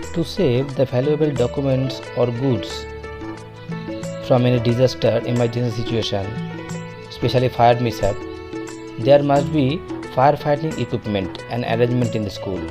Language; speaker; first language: English; non-native, local second language; Bangla